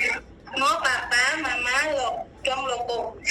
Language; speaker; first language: Cantonese; non-native, learner; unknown